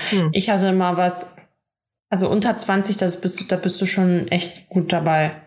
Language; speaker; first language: German; early bilingual, other home language; Russian